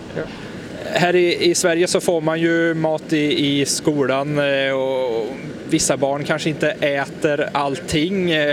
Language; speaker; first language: Swedish; native; Swedish